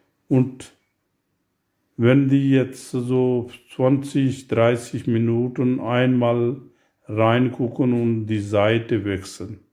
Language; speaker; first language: German; non-native, learner; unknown